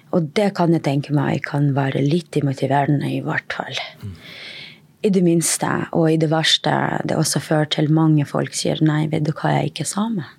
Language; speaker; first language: Norwegian; non-native, fluent; Russian